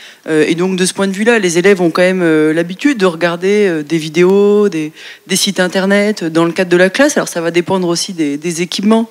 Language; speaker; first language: French; native; French